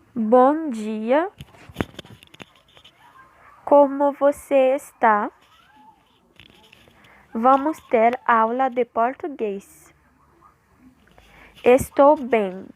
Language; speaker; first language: Portuguese; non-native, learner; Haitian Creole